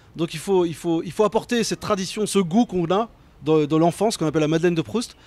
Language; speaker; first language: French; native; French